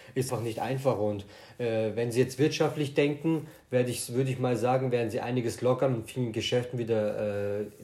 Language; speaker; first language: German; native; German